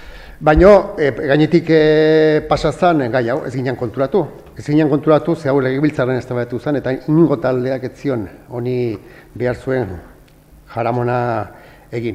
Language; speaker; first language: Basque; native; Basque